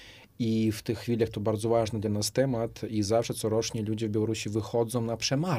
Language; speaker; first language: Polish; non-native, fluent; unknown